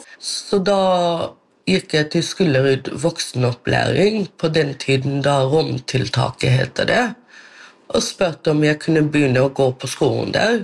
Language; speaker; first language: Norwegian; non-native, local second language; Romany